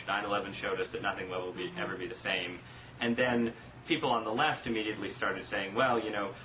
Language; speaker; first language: English; native; English